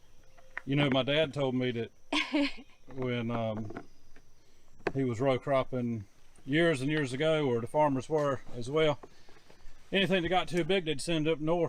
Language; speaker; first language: English; native; English